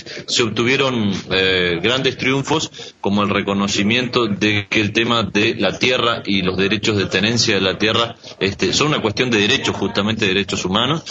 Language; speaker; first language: Spanish; native; Spanish